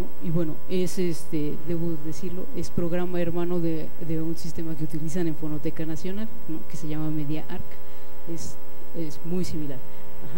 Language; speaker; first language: Spanish; native; Spanish